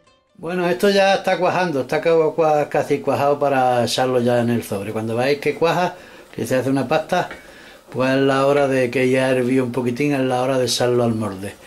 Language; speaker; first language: Spanish; native; Spanish